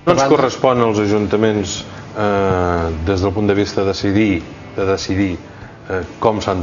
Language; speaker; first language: Catalan; native; Catalan